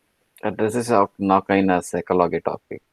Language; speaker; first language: German; non-native, learner; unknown